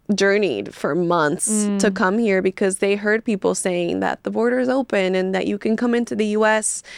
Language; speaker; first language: English; early bilingual, other home language; Spanish